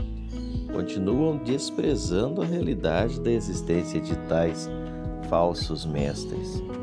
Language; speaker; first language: Portuguese; native; Portuguese